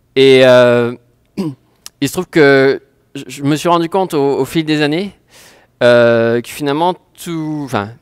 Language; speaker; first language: French; native; French